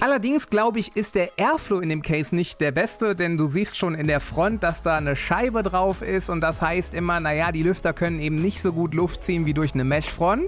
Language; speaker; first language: German; native; German